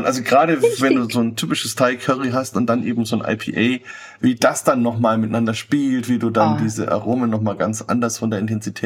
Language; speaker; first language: German; native; German